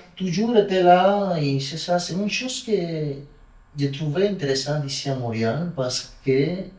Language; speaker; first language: French; non-native, learner; Spanish